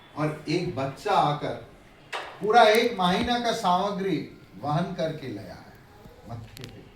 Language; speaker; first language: Hindi; non-native, local second language; Bangla